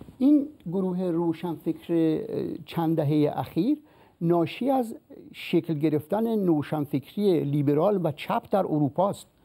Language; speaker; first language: Persian; native; Persian